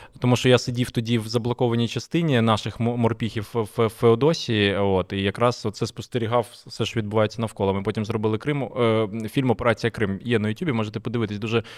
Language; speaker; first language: Ukrainian; non-native, local second language; Russian